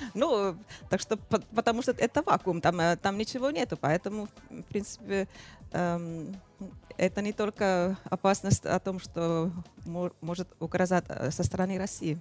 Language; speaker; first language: Russian; non-native, fluent; Finnish